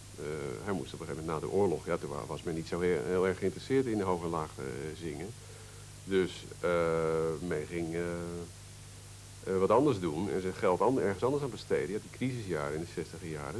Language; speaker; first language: Dutch; native; Dutch